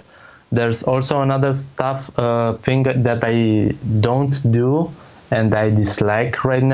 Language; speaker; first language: English; non-native, fluent; Romanian